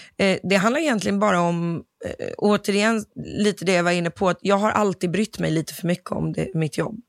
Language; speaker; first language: Swedish; early bilingual, other home language; English